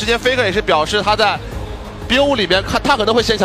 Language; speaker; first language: Chinese; native; Chinese